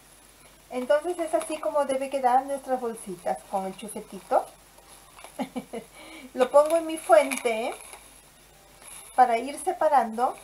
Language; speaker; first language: Spanish; native; Spanish